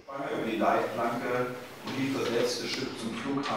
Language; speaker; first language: German; native; German